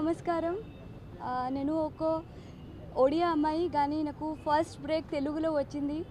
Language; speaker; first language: Telugu; non-native, local second language; Odia